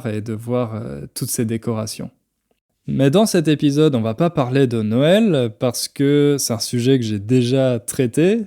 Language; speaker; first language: French; native; French